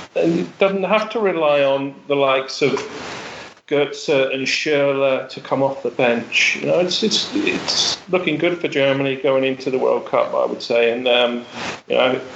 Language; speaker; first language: English; native; English